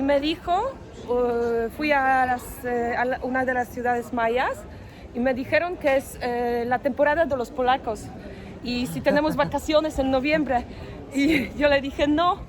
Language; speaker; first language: Spanish; non-native, fluent; Polish